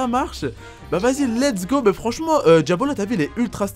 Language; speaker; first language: French; native; French